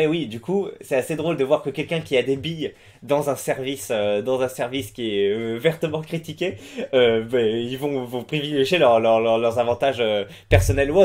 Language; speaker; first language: French; native; French